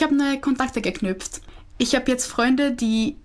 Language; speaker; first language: German; non-native, fluent; Czech